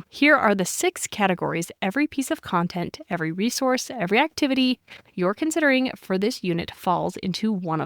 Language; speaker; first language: English; native; English